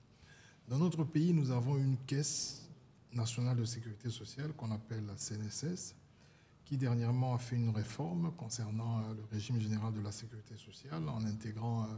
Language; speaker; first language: French; non-native, local second language; Lingala